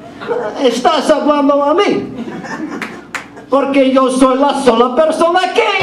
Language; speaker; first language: Spanish; non-native, learner; English